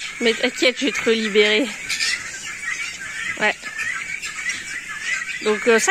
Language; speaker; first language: French; native; French